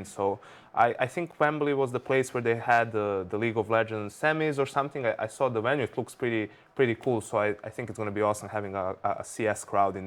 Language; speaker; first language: English; non-native, fluent; Danish